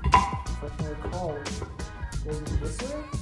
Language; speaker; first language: English; native; English